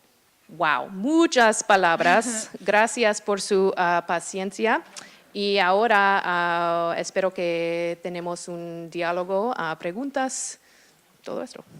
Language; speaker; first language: Spanish; non-native, fluent; English